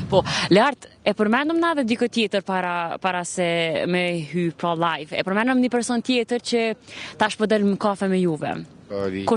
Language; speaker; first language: Albanian; native; Albanian